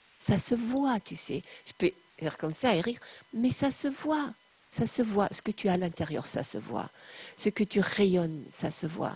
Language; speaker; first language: French; non-native, fluent; German